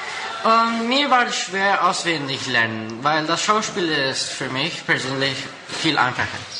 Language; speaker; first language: German; non-native, local second language; Spanish